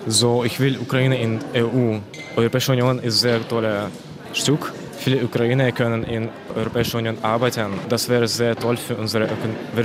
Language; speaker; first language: German; non-native, learner; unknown